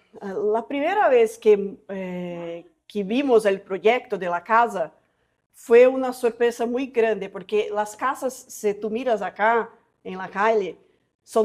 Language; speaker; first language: Spanish; non-native, fluent; Portuguese